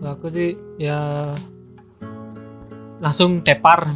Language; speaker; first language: Indonesian; native; Indonesian